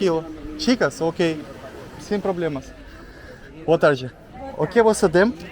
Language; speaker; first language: Portuguese; non-native, learner; Russian